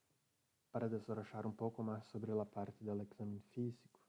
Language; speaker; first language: Spanish; non-native, learner; Portuguese